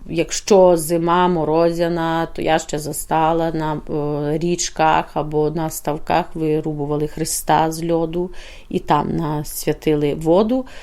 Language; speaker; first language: Ukrainian; native; Ukrainian